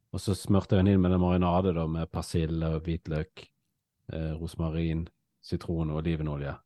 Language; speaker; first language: Norwegian; native; Norwegian